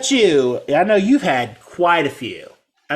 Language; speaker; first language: English; native; English